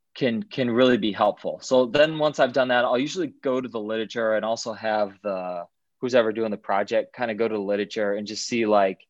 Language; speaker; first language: English; native; English